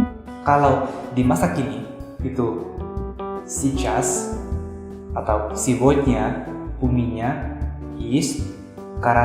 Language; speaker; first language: Russian; non-native, fluent; Indonesian